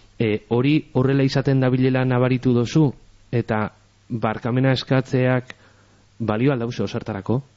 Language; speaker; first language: Basque; native; Basque